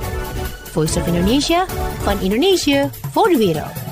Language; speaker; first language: Dutch; non-native, fluent; Indonesian